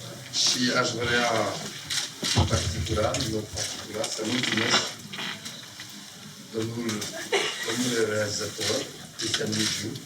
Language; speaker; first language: Romanian; non-native, learner; French